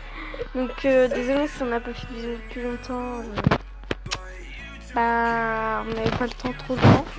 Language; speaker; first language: French; native; French